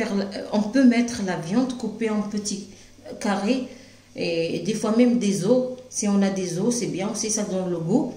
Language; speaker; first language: French; non-native, local second language; Arabic